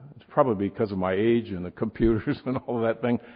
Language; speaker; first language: English; native; English